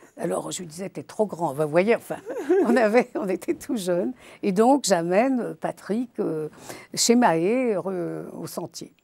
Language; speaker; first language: French; early bilingual, other home language; Yiddish